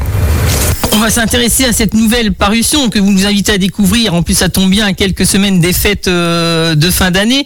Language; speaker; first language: French; native; French